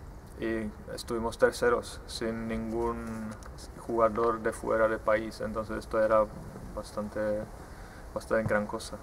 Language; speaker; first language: Spanish; non-native, fluent; Czech